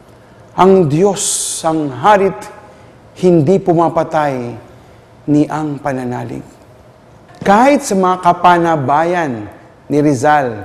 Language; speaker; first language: Filipino; native; Filipino